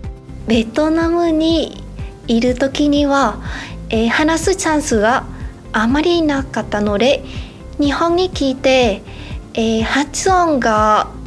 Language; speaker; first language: Japanese; non-native, learner; Vietnamese